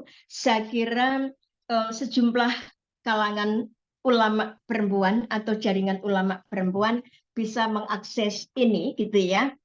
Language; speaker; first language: Indonesian; native; Indonesian